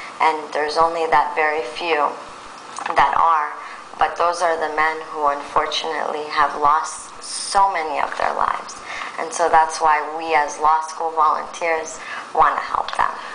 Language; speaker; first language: English; early bilingual, other home language; Persian